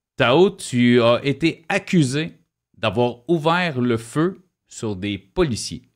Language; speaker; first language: French; native; French